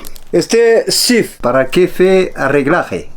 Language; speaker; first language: Spanish; non-native, learner; Arabic